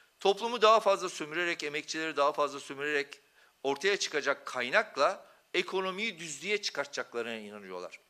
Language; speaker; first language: Turkish; non-native, local second language; Kurdish